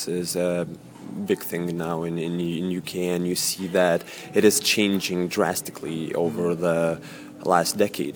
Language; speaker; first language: English; non-native, fluent; Lithuanian